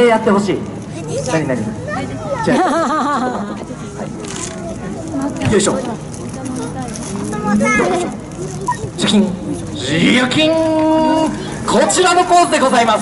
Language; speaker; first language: Japanese; native; Japanese